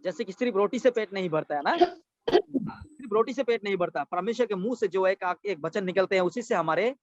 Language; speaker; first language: Hindi; non-native, local second language; Assamese